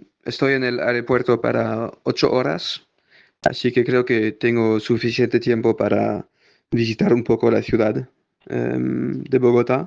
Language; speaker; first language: Spanish; non-native, learner; French